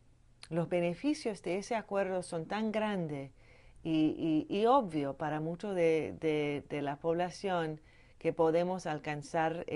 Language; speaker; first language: Spanish; non-native, fluent; English